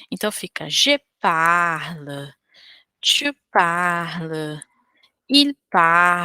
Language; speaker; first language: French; non-native, fluent; Portuguese